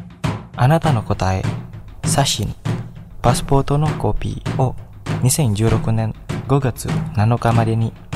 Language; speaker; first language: Japanese; non-native, fluent; Indonesian